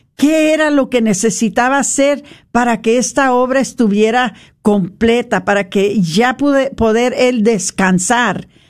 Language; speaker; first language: Spanish; non-native, fluent; English